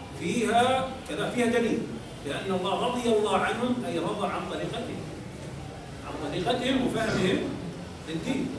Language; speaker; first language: Arabic; native; Arabic